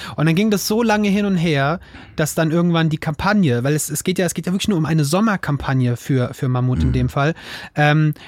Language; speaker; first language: German; native; German